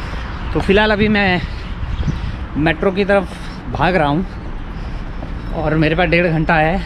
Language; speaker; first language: Hindi; native; Hindi